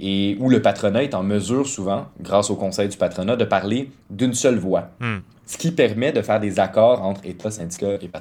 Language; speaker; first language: French; native; French